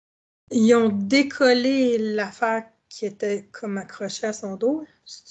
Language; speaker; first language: French; native; French